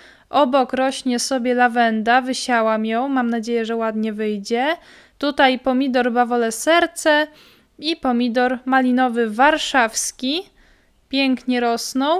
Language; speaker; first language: Polish; native; Polish